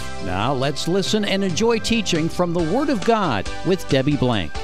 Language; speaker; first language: English; native; English